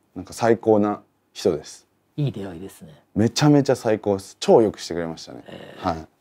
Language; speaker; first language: Japanese; native; Japanese